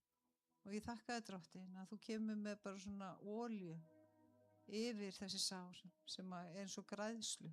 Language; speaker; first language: Icelandic; native; Icelandic